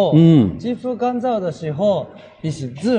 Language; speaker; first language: Chinese; non-native, learner; Japanese